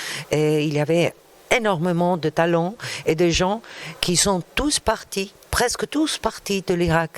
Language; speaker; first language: French; non-native, fluent; Arabic